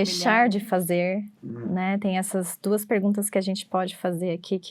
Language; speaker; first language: Portuguese; native; Portuguese